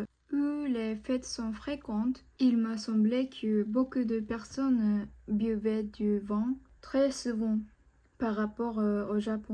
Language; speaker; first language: French; non-native, fluent; Japanese